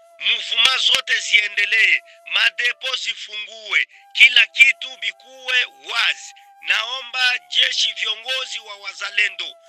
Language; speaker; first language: Swahili; native; Swahili